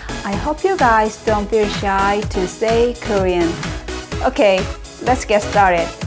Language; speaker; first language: English; non-native, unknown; Korean